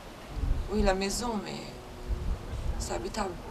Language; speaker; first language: French; non-native, fluent; Bosnian